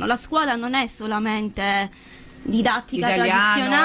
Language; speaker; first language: Italian; native; Italian